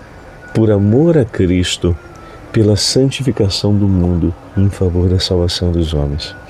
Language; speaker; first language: Portuguese; native; Portuguese